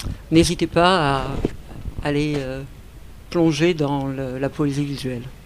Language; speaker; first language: French; early bilingual, other home language; Catalan